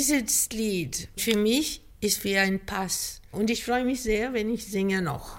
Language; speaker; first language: German; non-native, fluent; Greek